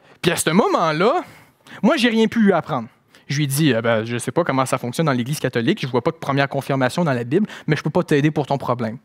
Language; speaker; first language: French; native; French